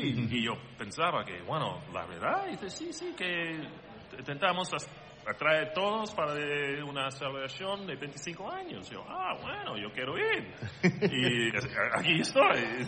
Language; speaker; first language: Spanish; non-native, learner; English